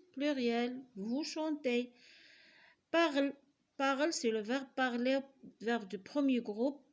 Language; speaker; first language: French; non-native, local second language; Arabic